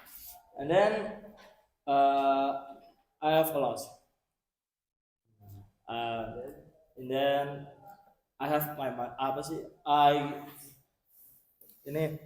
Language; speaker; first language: English; non-native, learner; Indonesian